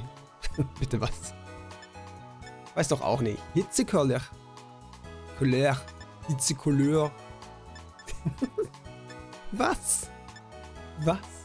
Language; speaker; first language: German; native; German